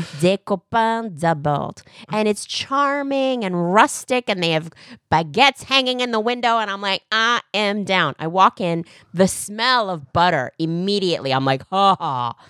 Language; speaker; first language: English; early bilingual, other home language; Korean